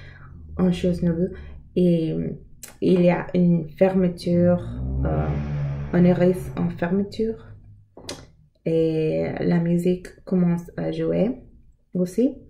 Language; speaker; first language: French; non-native, learner; English